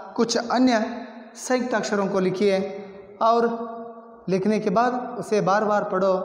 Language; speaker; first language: Hindi; non-native, local second language; Kannada